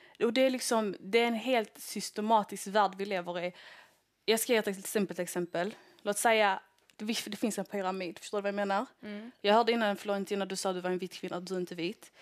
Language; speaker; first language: Swedish; early bilingual, other home language; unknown